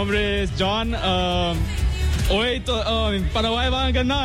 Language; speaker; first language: Portuguese; non-native, learner; Spanish